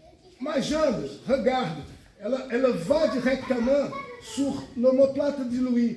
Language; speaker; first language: French; non-native, fluent; Portuguese